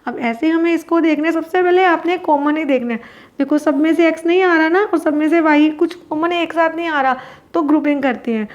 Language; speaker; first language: Hindi; native; Hindi